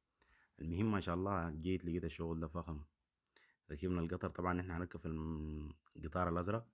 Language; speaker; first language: Arabic; native; Arabic